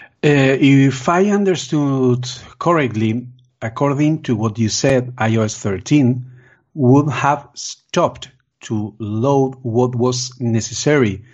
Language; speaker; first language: English; non-native, fluent; Spanish